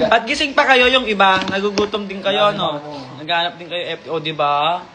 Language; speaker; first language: Filipino; native; Filipino